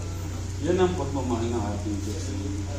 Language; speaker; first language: Filipino; native; Filipino